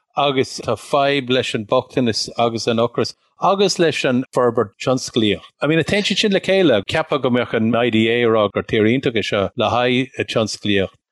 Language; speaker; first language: Irish; non-native, local second language; English